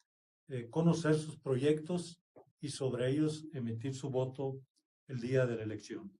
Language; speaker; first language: Spanish; native; Spanish